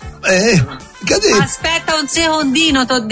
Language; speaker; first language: Italian; native; Italian